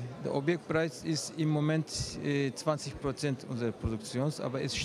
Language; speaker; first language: German; non-native, fluent; Turkish